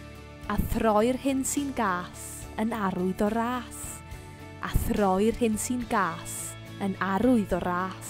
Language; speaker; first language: Welsh; native; Welsh